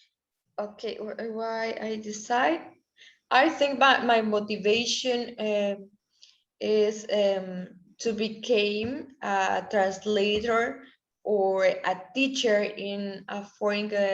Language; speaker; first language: English; non-native, learner; Spanish